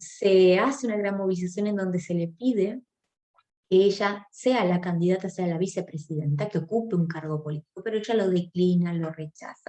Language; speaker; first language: Spanish; native; Spanish